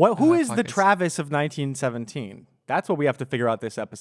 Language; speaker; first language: English; native; English